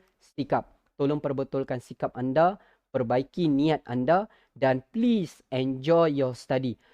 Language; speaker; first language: Malay; native; Malay